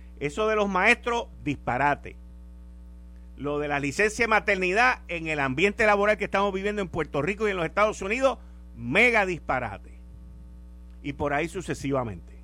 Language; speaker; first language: Spanish; native; Spanish